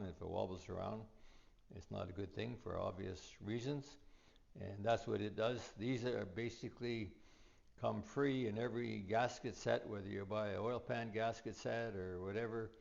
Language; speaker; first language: English; native; English